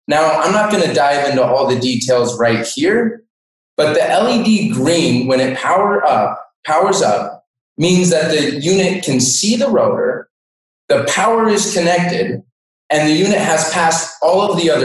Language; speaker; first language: English; native; English